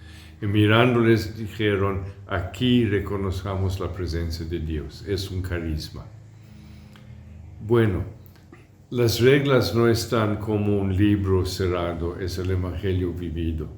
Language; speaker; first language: Spanish; non-native, fluent; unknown